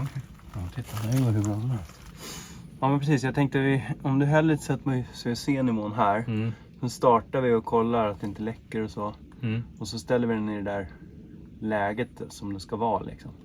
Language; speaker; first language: Swedish; native; Swedish